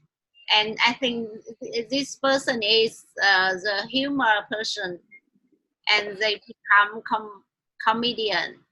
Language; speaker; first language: English; non-native, learner; Vietnamese